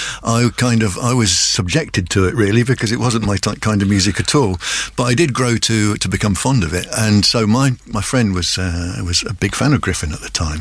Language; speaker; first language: English; native; English